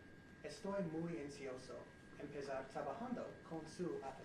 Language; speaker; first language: Spanish; non-native, learner; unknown